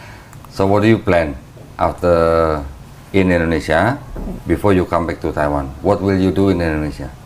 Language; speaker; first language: English; non-native, fluent; Indonesian